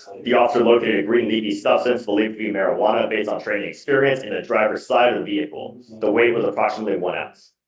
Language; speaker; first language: English; native; English